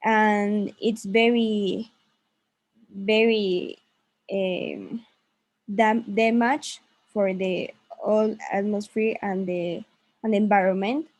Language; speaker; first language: English; non-native, learner; Spanish